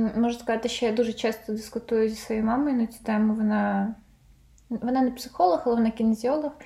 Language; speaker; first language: Ukrainian; non-native, local second language; Russian